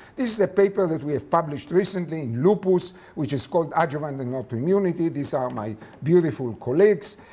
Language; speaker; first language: English; non-native, fluent; Hebrew